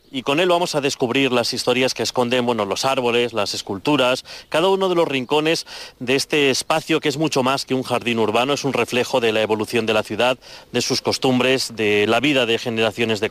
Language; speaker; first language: Spanish; native; Spanish